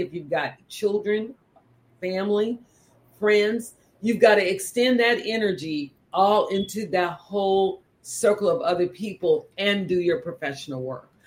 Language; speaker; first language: English; native; English